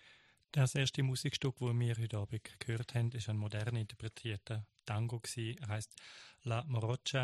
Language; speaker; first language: German; native; German